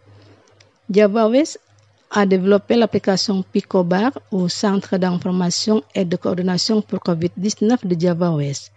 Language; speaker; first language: French; non-native, fluent; Indonesian